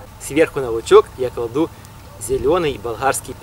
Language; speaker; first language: Russian; native; Russian